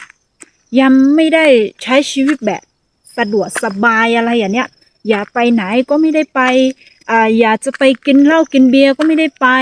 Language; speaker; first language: Thai; non-native, fluent; Akha